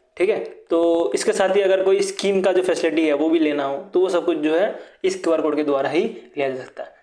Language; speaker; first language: Hindi; non-native, local second language; Assamese